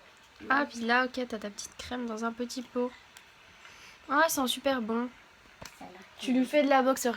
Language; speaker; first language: French; native; French